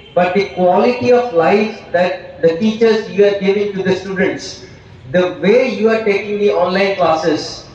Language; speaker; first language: English; non-native, local second language; Hindi